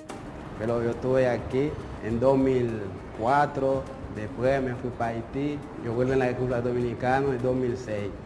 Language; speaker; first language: Spanish; non-native, learner; Haitian Creole